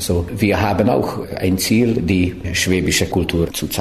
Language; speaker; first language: German; non-native, local second language; Hungarian